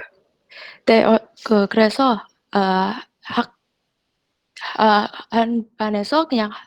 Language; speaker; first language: Korean; non-native, fluent; Indonesian